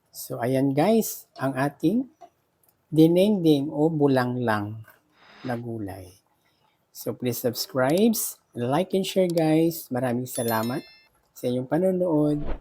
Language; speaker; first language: Filipino; non-native, local second language; Iloko